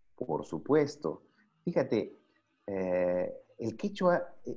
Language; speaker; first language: Spanish; native; Spanish